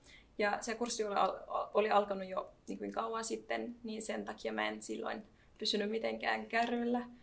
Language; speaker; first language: Finnish; non-native, fluent; Arabic